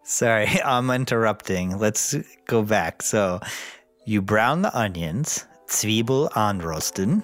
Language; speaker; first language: English; native; English